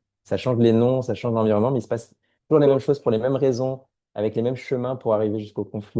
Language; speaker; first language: French; native; French